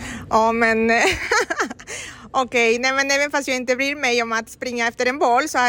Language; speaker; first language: Swedish; non-native, fluent; Spanish